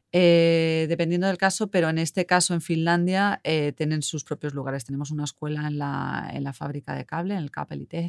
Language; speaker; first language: Spanish; native; Spanish